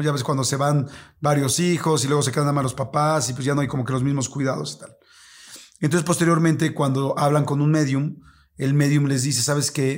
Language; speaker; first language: Spanish; native; Spanish